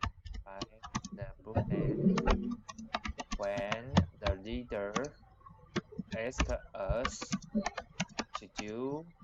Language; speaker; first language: English; non-native, learner; Chinese